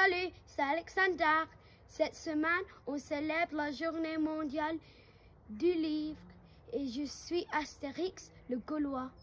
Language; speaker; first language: French; non-native, learner; English